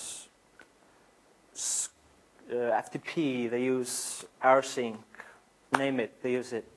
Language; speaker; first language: English; non-native, fluent; Icelandic